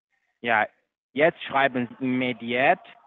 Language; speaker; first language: German; non-native, fluent; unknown